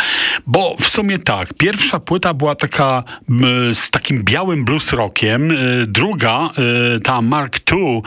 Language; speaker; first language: Polish; native; Polish